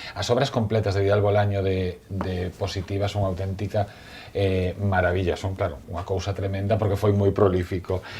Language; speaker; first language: Galician; native; Galician